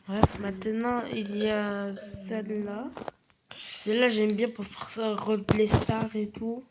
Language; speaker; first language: French; native; French